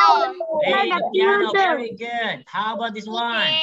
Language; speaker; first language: English; non-native, fluent; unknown